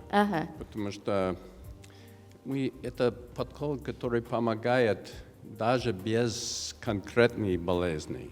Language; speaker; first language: Russian; non-native, learner; English